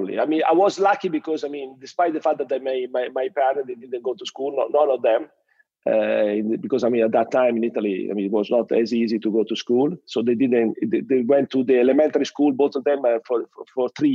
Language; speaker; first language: English; non-native, fluent; Italian